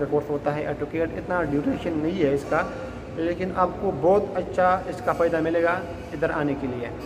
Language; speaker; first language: Hindi; non-native, local second language; Pashto